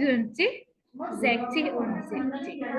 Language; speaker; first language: German; non-native, fluent; Indonesian